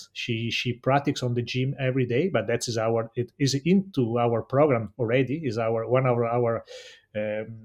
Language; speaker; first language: English; non-native, learner; Italian